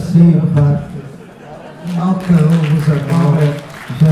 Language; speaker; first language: French; non-native, learner; English